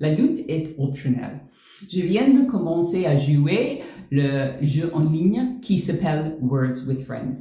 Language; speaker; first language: French; non-native, learner; English